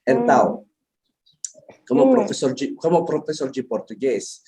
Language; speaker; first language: Portuguese; non-native, learner; Filipino